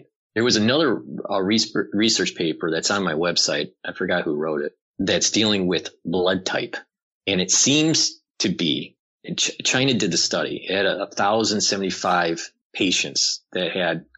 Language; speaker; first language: English; native; English